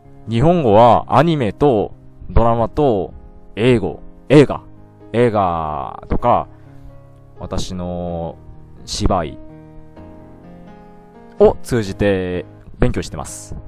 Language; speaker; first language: Japanese; non-native, learner; Korean